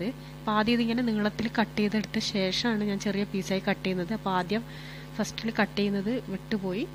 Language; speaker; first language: Malayalam; native; Malayalam